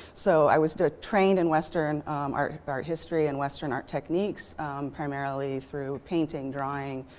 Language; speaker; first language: English; native; English